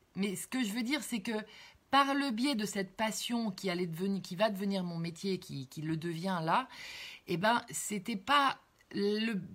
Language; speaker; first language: French; native; French